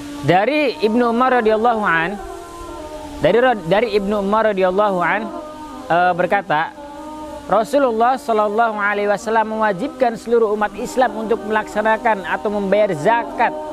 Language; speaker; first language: Indonesian; native; Indonesian